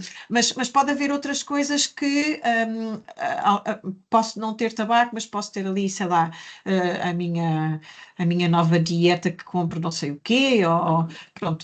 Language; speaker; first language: Portuguese; native; Portuguese